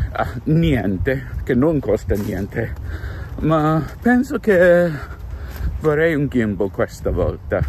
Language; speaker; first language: Italian; non-native, learner; English